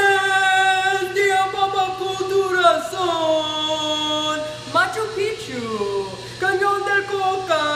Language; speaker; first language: Spanish; non-native, learner; English